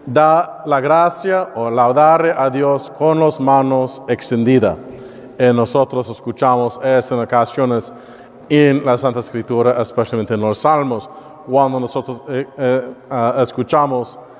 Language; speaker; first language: Spanish; non-native, learner; English